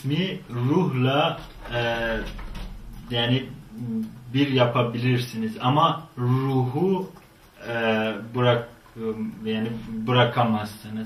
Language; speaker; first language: Turkish; non-native, fluent; Persian